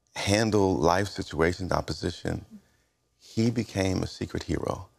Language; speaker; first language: English; native; English